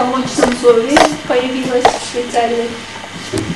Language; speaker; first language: Russian; native; Russian